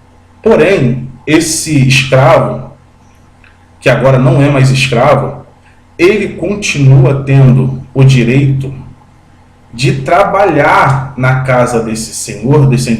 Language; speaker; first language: Portuguese; native; Portuguese